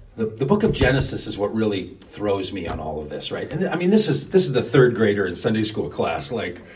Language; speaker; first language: English; native; English